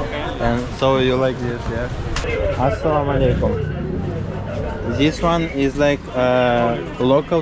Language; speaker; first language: English; non-native, learner; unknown